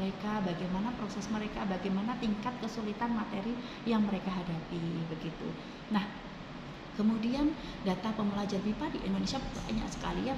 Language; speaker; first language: Indonesian; native; Indonesian